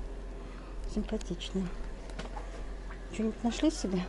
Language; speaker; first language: Russian; native; Russian